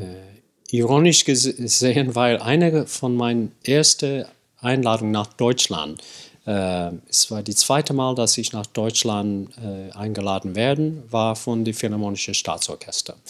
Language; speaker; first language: German; non-native, fluent; English